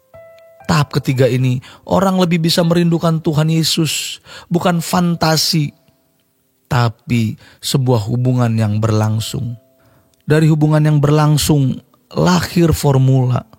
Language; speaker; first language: Indonesian; native; Indonesian